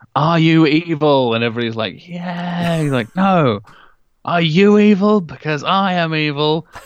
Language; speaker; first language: English; native; English